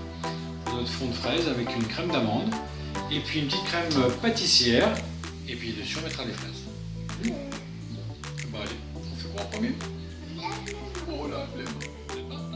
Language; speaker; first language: French; native; French